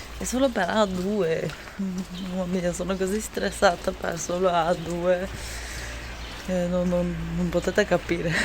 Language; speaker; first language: Italian; non-native, learner; Turkish